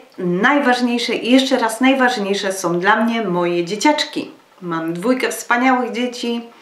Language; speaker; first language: Polish; native; Polish